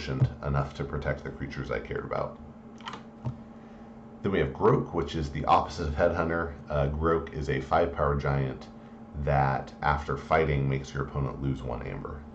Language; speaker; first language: English; native; English